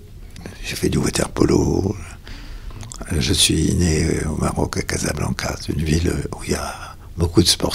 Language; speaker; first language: French; native; French